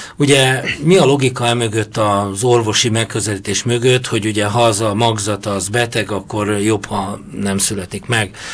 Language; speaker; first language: Hungarian; native; Hungarian